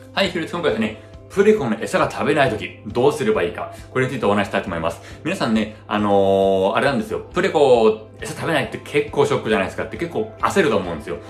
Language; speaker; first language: Japanese; early bilingual, heritage; Japanese